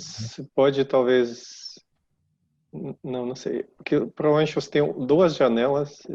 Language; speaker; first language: Portuguese; non-native, fluent; Russian